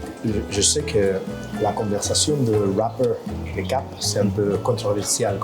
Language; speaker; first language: French; non-native, fluent; Spanish